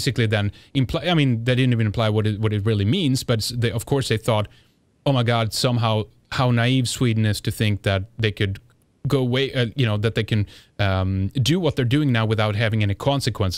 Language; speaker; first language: English; non-native, fluent; Swedish